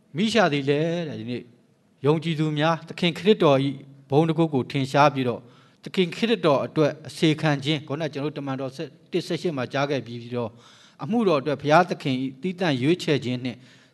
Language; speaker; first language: Burmese; non-native, local second language; Kachin